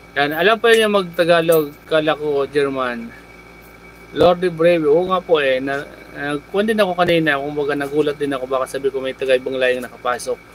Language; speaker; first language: Filipino; native; Filipino